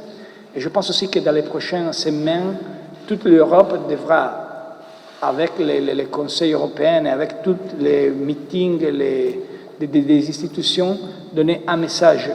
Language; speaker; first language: French; non-native, fluent; Italian